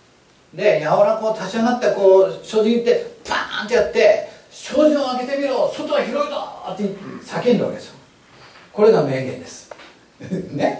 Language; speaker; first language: Japanese; native; Japanese